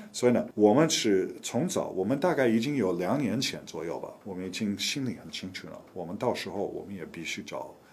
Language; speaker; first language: Chinese; non-native, fluent; English